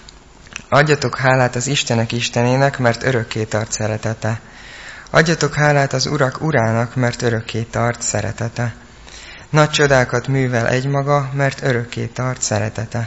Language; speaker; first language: Hungarian; native; Hungarian